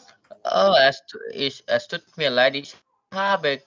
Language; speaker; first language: German; non-native, learner; Bangla